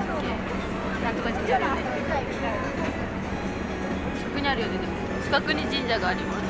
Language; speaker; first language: Japanese; native; Japanese